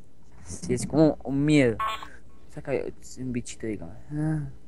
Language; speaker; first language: Spanish; native; Spanish